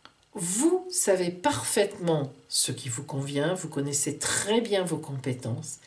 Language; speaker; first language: French; native; French